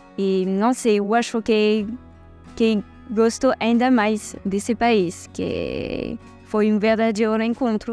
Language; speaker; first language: Portuguese; non-native, fluent; French